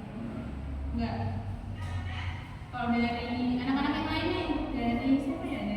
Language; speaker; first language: Indonesian; native; Indonesian